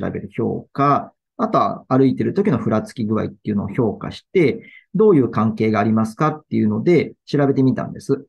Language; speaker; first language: Japanese; native; Japanese